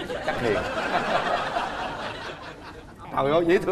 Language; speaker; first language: Vietnamese; native; Vietnamese